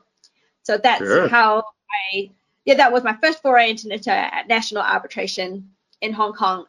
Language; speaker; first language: English; native; English